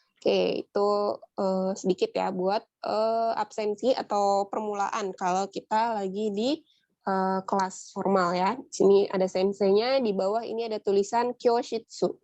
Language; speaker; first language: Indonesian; native; Indonesian